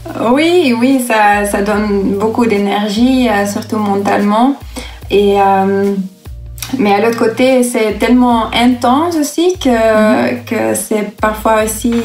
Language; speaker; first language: French; non-native, local second language; Dutch